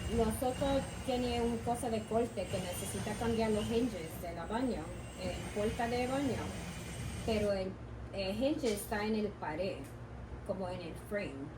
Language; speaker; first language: Spanish; non-native, learner; English